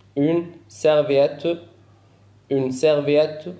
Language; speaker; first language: French; non-native, fluent; Arabic